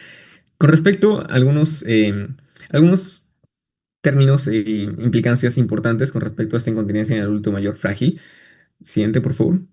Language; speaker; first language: Spanish; native; Spanish